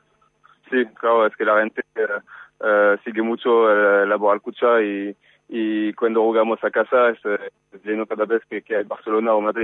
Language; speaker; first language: Spanish; non-native, fluent; French